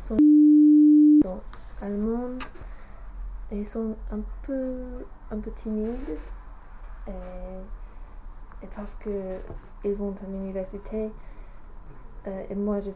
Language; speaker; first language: French; non-native, learner; English